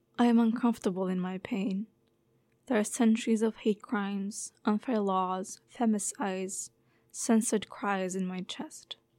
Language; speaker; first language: English; non-native, fluent; Turkish